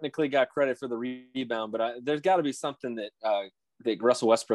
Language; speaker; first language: English; native; English